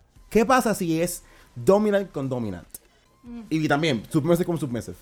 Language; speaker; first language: Spanish; native; Spanish